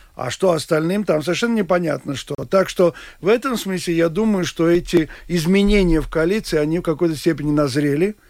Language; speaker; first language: Russian; non-native, local second language; Latvian